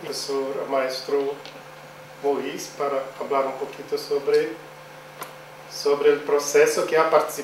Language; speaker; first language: Spanish; non-native, learner; Portuguese